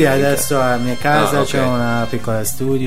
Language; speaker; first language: Italian; non-native, learner; Persian